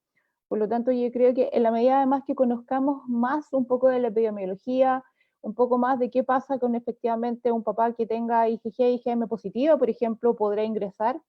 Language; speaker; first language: Spanish; native; Spanish